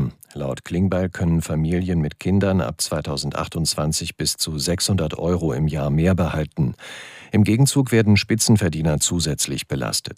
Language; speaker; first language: German; native; German